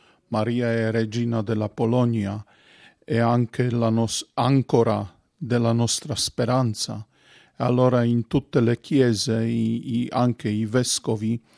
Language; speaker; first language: Italian; non-native, fluent; Polish